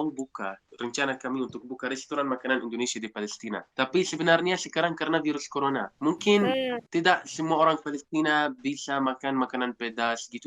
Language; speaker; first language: Indonesian; non-native, fluent; Arabic